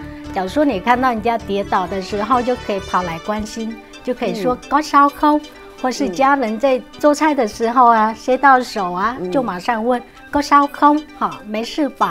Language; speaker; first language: Chinese; non-native, local second language; Vietnamese